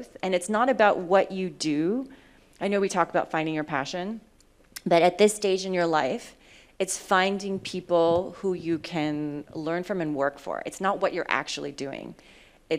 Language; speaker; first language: English; early bilingual, other home language; Vietnamese